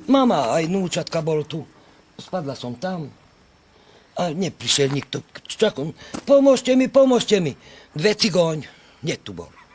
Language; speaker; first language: Slovak; non-native, local second language; Hungarian